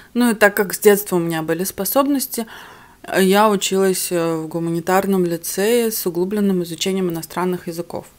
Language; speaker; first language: Russian; early bilingual, other home language; Armenian